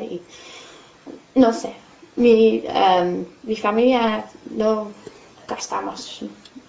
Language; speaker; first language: Spanish; non-native, learner; English